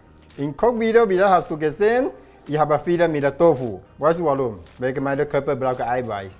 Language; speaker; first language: German; non-native, learner; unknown